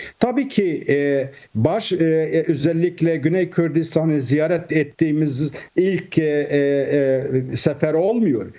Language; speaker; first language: Turkish; non-native, local second language; Kurdish